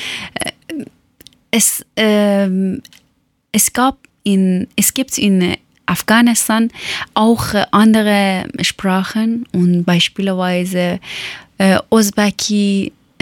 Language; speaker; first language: German; non-native, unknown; Persian